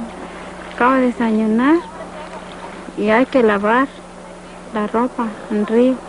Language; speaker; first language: Spanish; non-native, local second language; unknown